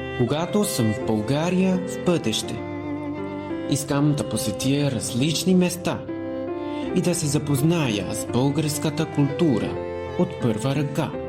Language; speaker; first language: Bulgarian; non-native, learner; Chinese